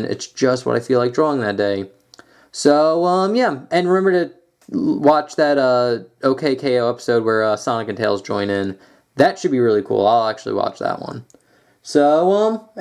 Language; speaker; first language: English; native; English